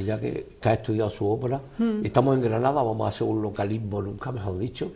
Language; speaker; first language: Spanish; native; Spanish